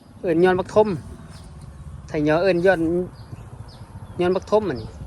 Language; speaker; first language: Thai; non-native, local second language; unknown